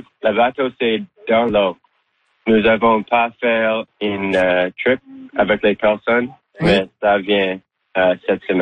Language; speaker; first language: French; non-native, local second language; English